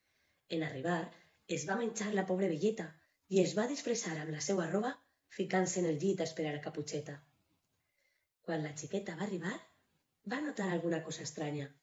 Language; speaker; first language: Catalan; native; Catalan